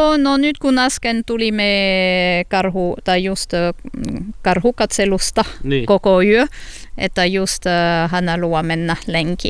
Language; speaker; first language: Finnish; non-native, learner; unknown